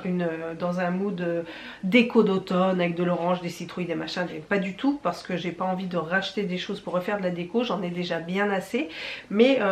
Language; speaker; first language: French; native; French